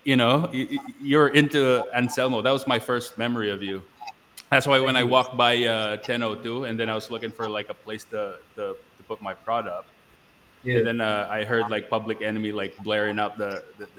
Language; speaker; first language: English; non-native, local second language; Pampanga